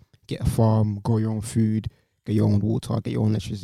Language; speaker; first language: English; native; English